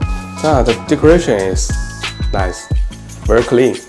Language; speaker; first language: English; non-native, learner; Chinese